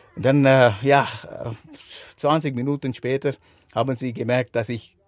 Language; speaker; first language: German; non-native, fluent; Sinhala